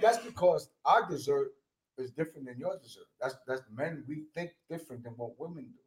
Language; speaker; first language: English; non-native, fluent; Spanish